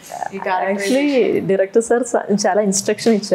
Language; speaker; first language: Telugu; non-native, fluent; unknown